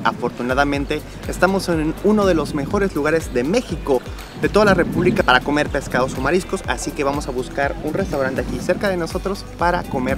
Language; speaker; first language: Spanish; native; Spanish